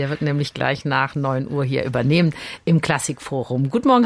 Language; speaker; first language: German; native; German